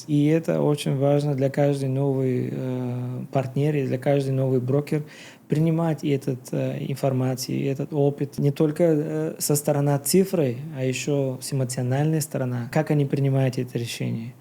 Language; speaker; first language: Russian; non-native, learner; Bulgarian